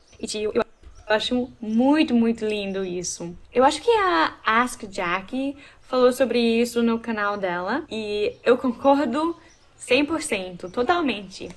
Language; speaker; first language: Portuguese; non-native, fluent; English